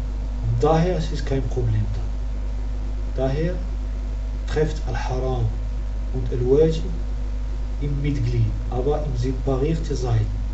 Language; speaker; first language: German; non-native, fluent; Arabic